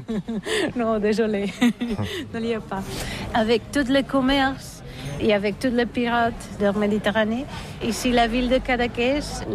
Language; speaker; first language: French; non-native, learner; Catalan